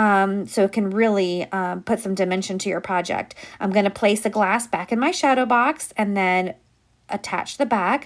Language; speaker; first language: English; native; English